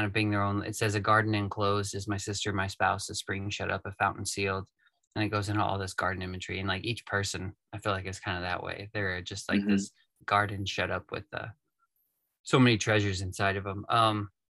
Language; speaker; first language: English; native; English